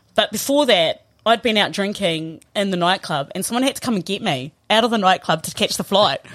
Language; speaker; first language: English; native; English